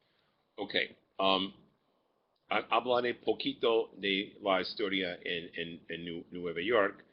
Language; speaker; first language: Spanish; non-native, fluent; English